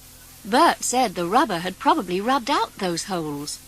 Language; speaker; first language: English; native; English